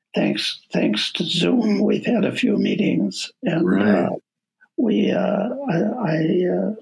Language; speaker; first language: English; native; English